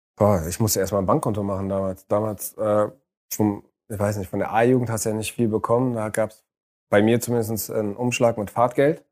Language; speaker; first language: German; early bilingual, other home language; Arabic